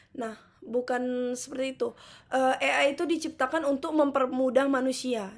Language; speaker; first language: Indonesian; native; Indonesian